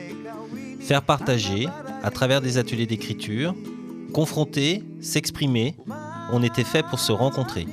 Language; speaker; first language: French; native; French